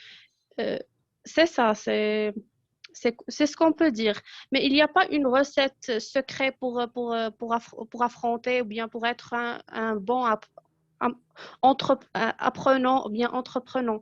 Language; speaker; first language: French; non-native, local second language; Arabic